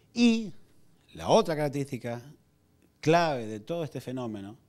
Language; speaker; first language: Spanish; native; Spanish